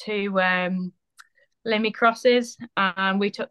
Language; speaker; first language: English; native; English